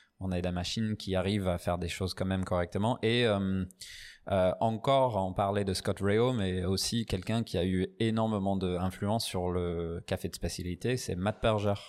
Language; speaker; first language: French; non-native, fluent; English